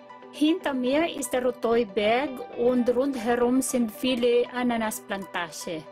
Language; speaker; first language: German; non-native, learner; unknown